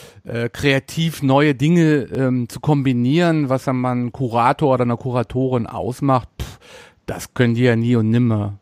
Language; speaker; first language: German; native; German